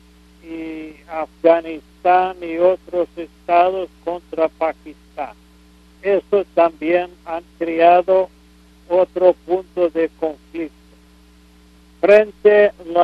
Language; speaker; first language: Spanish; non-native, fluent; English